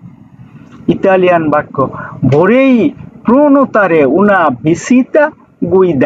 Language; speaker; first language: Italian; non-native, learner; Bangla